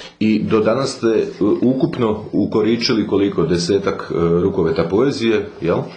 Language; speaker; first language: Croatian; native; Croatian